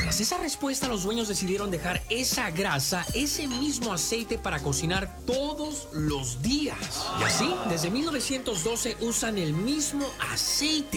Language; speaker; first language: Spanish; native; Spanish